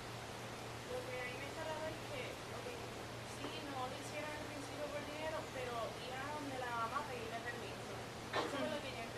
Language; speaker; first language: Spanish; native; Spanish